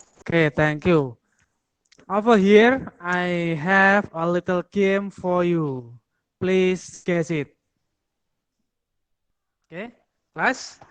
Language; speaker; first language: English; non-native, fluent; Indonesian